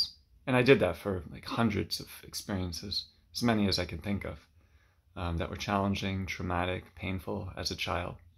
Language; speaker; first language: English; native; English